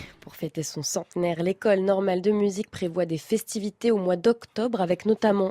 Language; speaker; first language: French; native; French